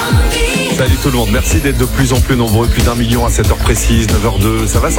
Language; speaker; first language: French; native; French